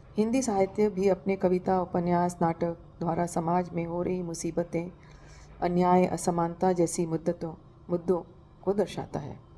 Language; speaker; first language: Hindi; native; Hindi